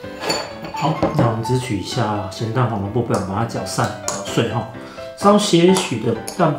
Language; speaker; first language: Chinese; native; Chinese